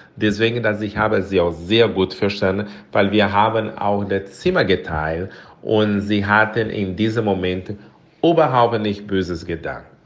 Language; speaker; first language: German; non-native, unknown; Portuguese